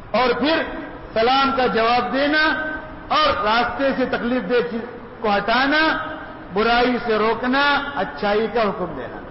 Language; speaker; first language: Urdu; non-native, local second language; Konkani